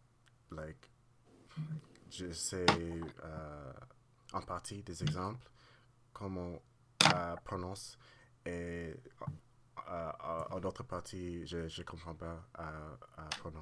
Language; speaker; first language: French; non-native, learner; English